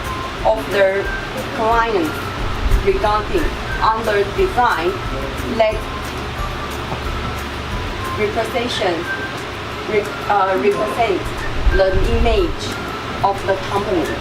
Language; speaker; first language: English; non-native, learner; Chinese